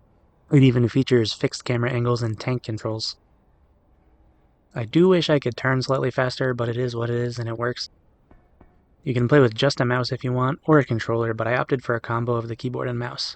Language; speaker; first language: English; native; English